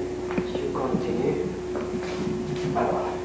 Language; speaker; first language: French; non-native, learner; Spanish